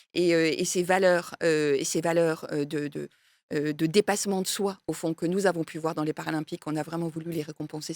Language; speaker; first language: French; native; French